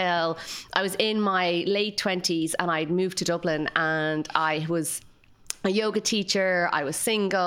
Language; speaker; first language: English; native; English